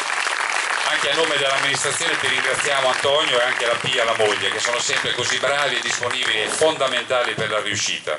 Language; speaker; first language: Italian; native; Italian